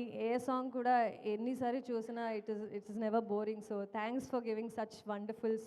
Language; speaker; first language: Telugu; non-native, fluent; Kannada